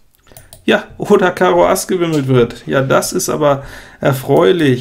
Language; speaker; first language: German; native; German